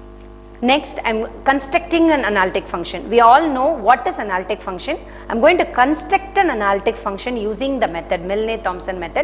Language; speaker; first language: English; non-native, local second language; Tamil